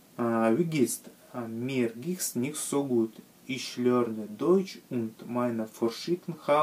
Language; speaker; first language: German; non-native, learner; Russian